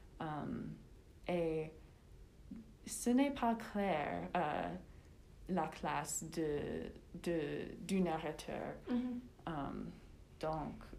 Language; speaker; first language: French; non-native, learner; English